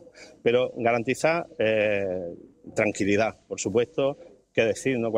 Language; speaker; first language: Spanish; native; Spanish